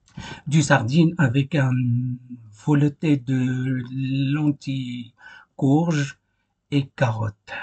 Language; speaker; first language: French; non-native, fluent; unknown